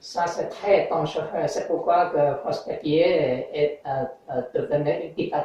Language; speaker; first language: French; non-native, learner; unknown